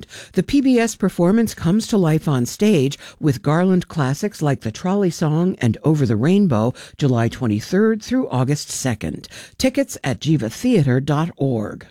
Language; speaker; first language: English; native; English